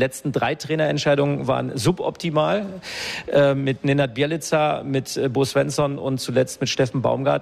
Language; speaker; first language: German; native; German